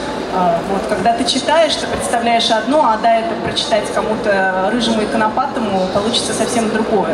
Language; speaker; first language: Russian; native; Russian